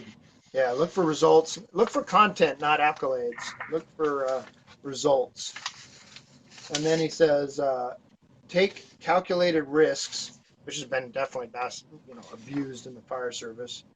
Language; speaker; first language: English; native; English